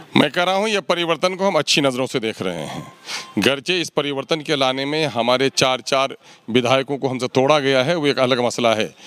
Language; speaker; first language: Hindi; native; Hindi